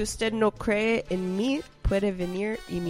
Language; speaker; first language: Spanish; non-native, learner; English